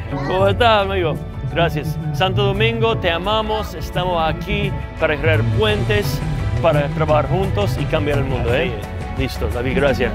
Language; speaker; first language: Spanish; non-native, fluent; English